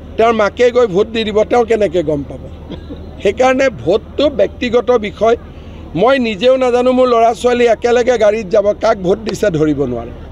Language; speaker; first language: Assamese; native; Assamese